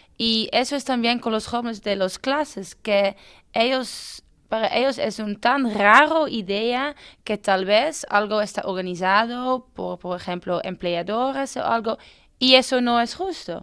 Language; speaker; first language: Spanish; non-native, fluent; Dutch